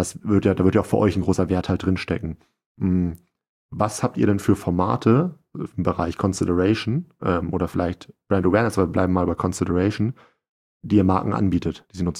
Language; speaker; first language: German; native; German